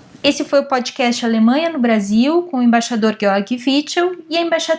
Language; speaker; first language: Portuguese; native; Portuguese